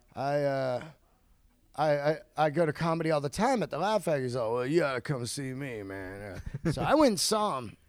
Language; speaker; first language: English; native; English